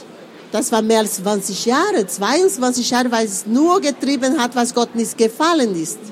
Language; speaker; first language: German; non-native, fluent; Portuguese